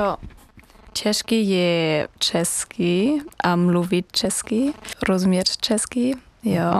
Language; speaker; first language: Czech; non-native, learner; German